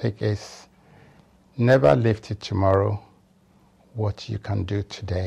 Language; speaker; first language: English; non-native, local second language; Yoruba